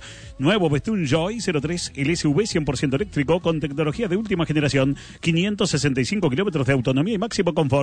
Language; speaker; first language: Spanish; native; Spanish